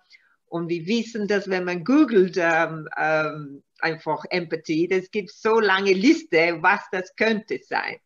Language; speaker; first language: German; non-native, learner; Maltese